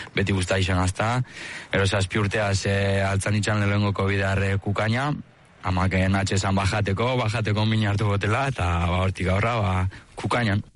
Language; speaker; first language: Basque; early bilingual, other home language; Spanish